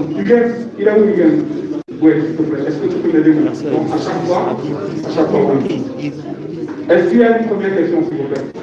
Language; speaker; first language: French; non-native, local second language; Lingala